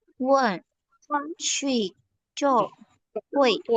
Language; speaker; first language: Chinese; non-native, learner; Burmese